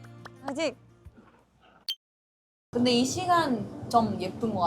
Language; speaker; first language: Korean; non-native, learner; Japanese